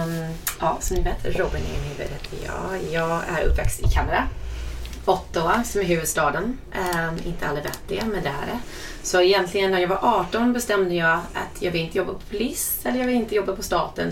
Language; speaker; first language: Swedish; non-native, fluent; English